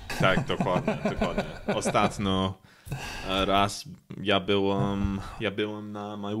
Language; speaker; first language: Polish; non-native, learner; English